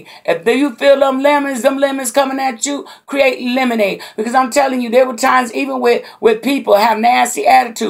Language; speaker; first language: English; native; English